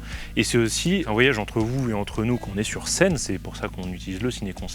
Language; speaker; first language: French; native; French